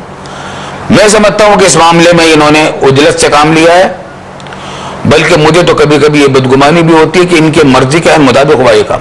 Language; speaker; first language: Urdu; native; Urdu